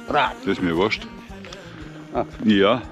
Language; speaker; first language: German; native; German